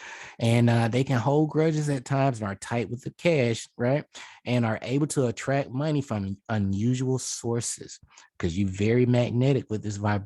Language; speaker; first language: English; native; English